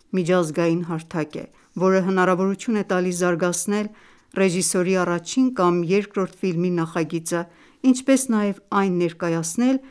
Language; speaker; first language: Armenian; native; Armenian